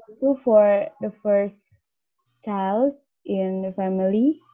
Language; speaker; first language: English; non-native, learner; Indonesian